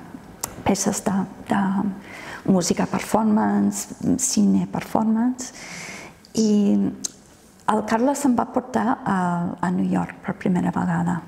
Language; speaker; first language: Catalan; non-native, fluent; English